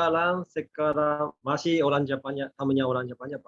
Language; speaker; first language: Indonesian; non-native, learner; Japanese